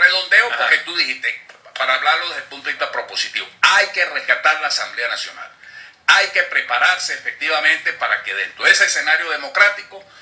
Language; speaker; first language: Spanish; native; Spanish